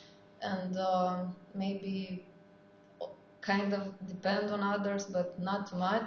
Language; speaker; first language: English; non-native, fluent; Romanian